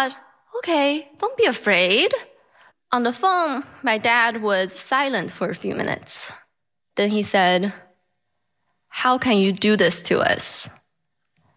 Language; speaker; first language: English; non-native, fluent; Chinese